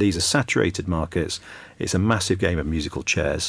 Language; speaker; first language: English; native; English